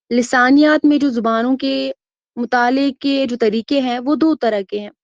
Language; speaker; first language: Urdu; non-native, local second language; Kashmiri